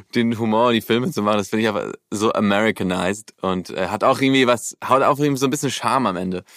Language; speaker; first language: German; early bilingual, heritage; German